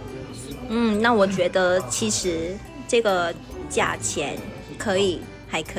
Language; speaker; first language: Chinese; non-native, fluent; Korean